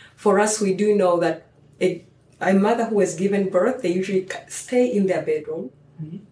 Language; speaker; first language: English; non-native, local second language; Swahili